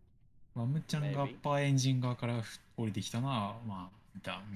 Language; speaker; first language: Japanese; native; Japanese